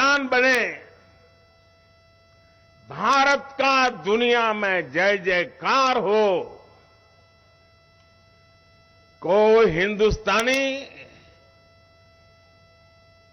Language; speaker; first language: Hindi; non-native, local second language; Gujarati